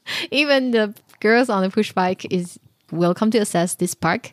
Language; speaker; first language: English; non-native, fluent; Chinese